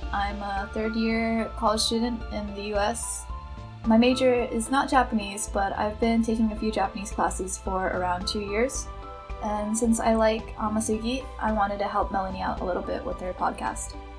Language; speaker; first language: English; native; English